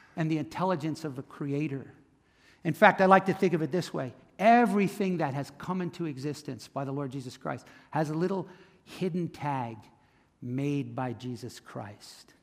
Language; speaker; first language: English; native; English